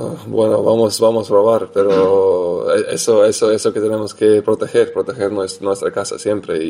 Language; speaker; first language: Spanish; non-native, fluent; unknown